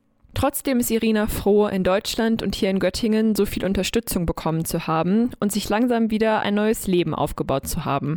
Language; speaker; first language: German; native; German